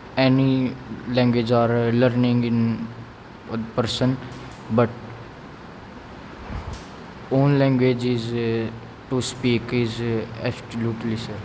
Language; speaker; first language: English; non-native, learner; Haryanvi